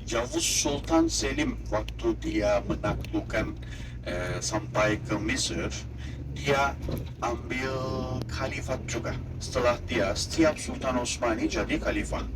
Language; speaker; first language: Indonesian; non-native, fluent; Turkish